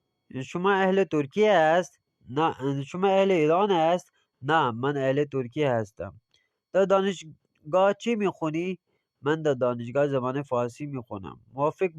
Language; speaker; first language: Persian; non-native, fluent; Urdu